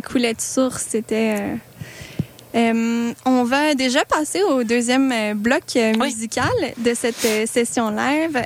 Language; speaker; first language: French; native; French